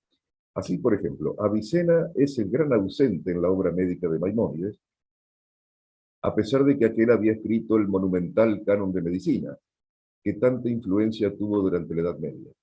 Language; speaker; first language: Spanish; native; Spanish